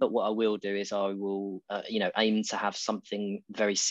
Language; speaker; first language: English; native; English